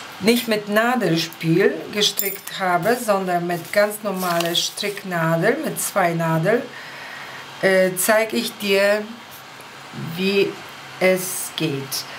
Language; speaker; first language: German; non-native, fluent; Polish